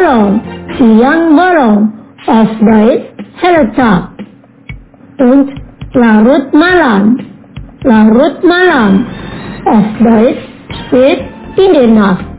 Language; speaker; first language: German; non-native, fluent; Indonesian